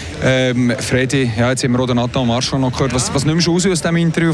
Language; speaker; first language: German; native; German